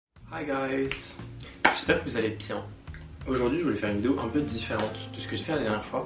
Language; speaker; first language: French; native; French